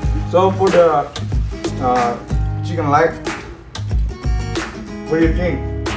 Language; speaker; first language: English; non-native, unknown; Indonesian